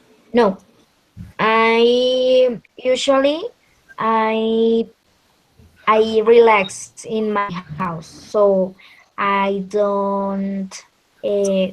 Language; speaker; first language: English; non-native, learner; Spanish